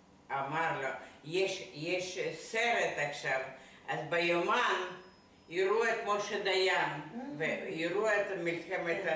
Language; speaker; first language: Hebrew; non-native, fluent; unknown